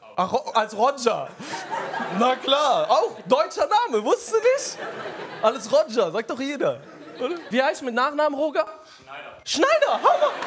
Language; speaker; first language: German; native; German